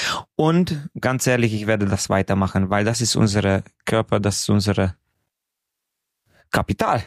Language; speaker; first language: German; non-native, fluent; Hungarian